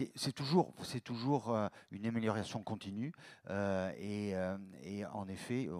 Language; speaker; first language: French; native; French